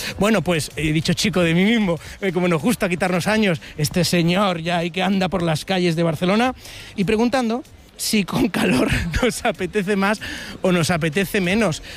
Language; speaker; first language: Spanish; native; Spanish